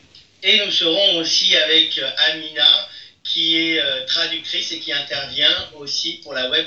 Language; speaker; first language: French; native; French